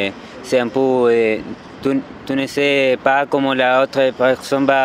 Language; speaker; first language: French; non-native, learner; Spanish